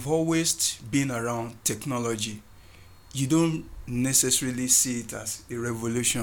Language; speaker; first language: English; non-native, local second language; Yoruba